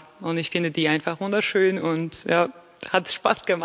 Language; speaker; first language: German; non-native, fluent; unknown